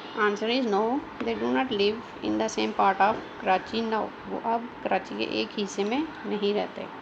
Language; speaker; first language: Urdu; native; Urdu